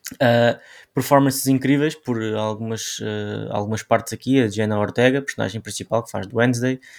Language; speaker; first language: Portuguese; native; Portuguese